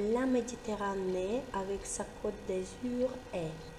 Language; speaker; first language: French; non-native, fluent; Ukrainian